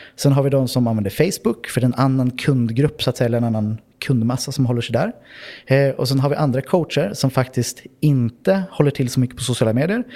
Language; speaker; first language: Swedish; native; Swedish